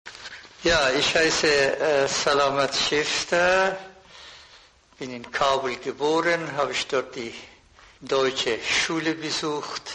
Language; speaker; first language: German; non-native, fluent; Persian